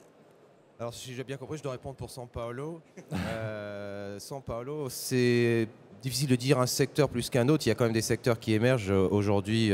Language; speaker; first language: French; native; French